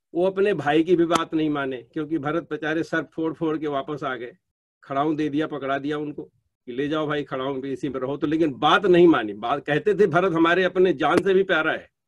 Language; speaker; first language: Hindi; native; Hindi